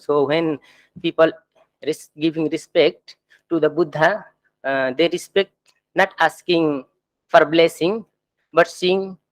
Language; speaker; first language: English; non-native, fluent; Thai